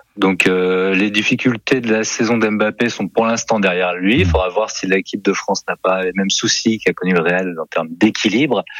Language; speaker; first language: French; native; French